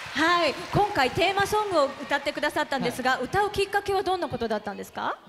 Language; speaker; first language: Japanese; native; Japanese